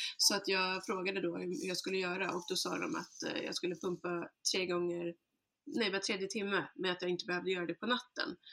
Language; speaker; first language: Swedish; early bilingual, other home language; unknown